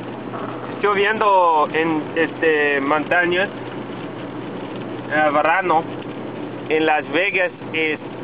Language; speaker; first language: Spanish; non-native, learner; English